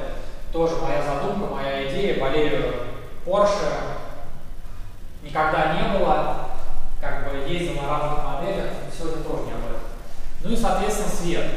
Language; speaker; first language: Russian; native; Russian